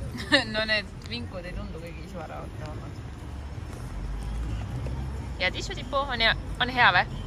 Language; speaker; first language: Estonian; native; Estonian